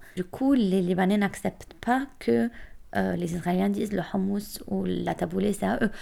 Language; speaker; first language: French; non-native, local second language; Arabic